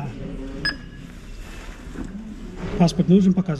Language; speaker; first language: Russian; non-native, learner; English